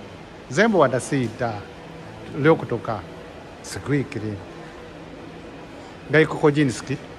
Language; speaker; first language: Japanese; non-native, learner; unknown